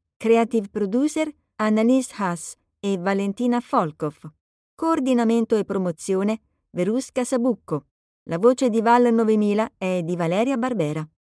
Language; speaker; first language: Italian; native; Italian